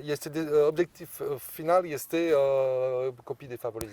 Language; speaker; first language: Romanian; non-native, learner; French